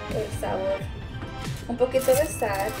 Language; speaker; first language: Spanish; early bilingual, heritage; Spanish